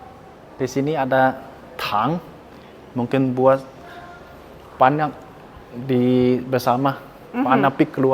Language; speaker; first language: Indonesian; non-native, learner; Chinese